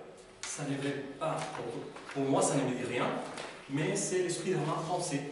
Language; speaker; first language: French; non-native, learner; Spanish